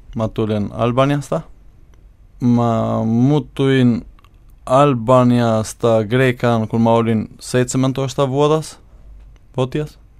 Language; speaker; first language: Finnish; non-native, learner; Albanian